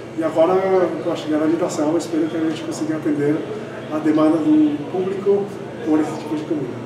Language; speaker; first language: Portuguese; non-native, fluent; Spanish